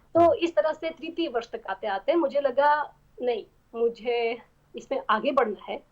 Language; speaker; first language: Hindi; non-native, fluent; Armenian